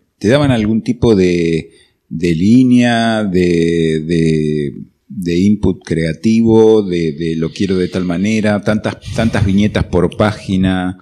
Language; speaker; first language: Spanish; native; Spanish